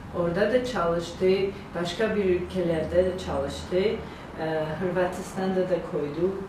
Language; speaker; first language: Turkish; non-native, learner; Georgian